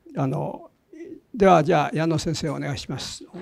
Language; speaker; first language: Japanese; native; Japanese